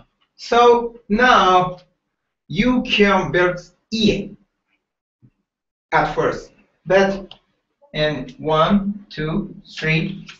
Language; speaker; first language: English; non-native, learner; Japanese